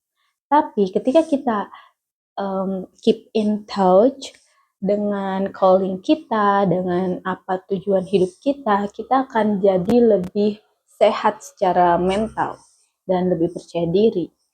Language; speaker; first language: Indonesian; native; Indonesian